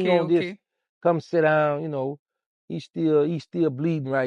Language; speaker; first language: English; native; English